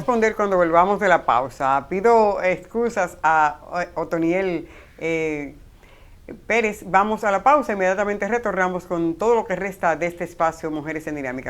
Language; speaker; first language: Spanish; native; Spanish